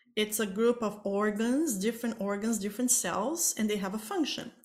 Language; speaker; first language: English; non-native, fluent; Portuguese